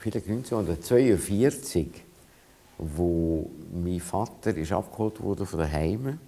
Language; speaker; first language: German; non-native, fluent; Hungarian